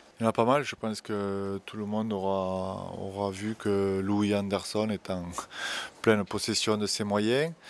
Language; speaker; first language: French; native; French